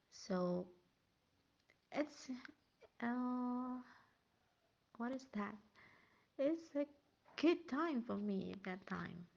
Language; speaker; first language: English; non-native, learner; Indonesian